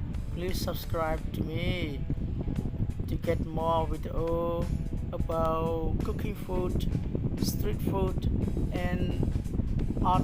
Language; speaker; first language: English; non-native, learner; Khmer